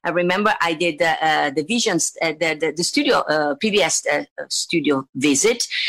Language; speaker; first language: English; non-native, fluent; Italian